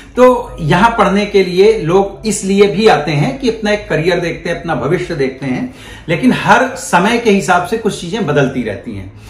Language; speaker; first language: Hindi; native; Hindi